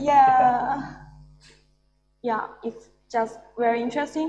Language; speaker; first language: English; non-native, fluent; Chinese